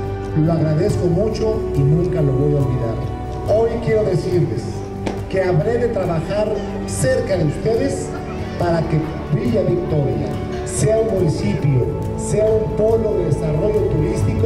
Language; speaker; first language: Spanish; native; Spanish